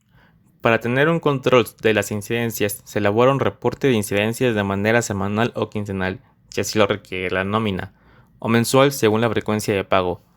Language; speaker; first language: Spanish; native; Spanish